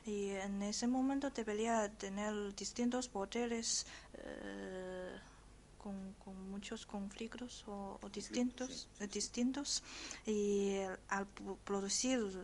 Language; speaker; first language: Spanish; non-native, learner; Chinese